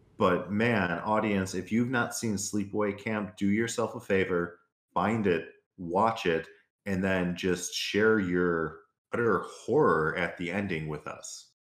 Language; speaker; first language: English; native; English